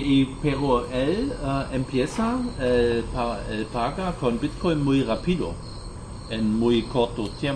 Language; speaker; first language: Spanish; non-native, learner; German